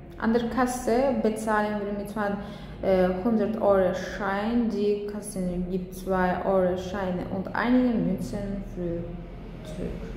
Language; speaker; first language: German; non-native, fluent; Azerbaijani